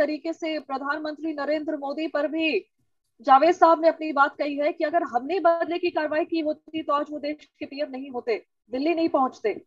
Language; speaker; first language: Hindi; native; Hindi